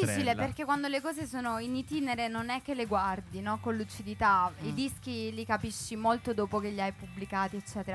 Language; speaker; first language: Italian; native; Italian